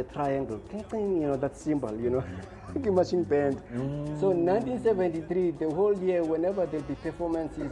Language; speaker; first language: English; non-native, local second language; Xhosa